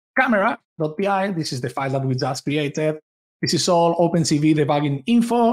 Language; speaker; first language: English; non-native, fluent; Spanish